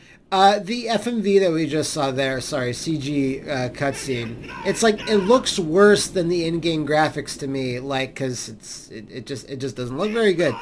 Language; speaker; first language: English; native; English